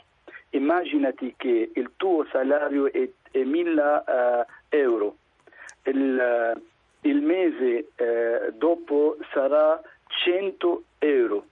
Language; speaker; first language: Italian; non-native, fluent; Arabic